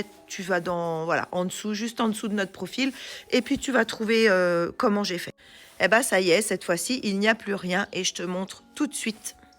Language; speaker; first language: French; native; French